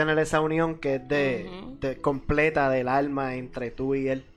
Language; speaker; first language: Spanish; native; Spanish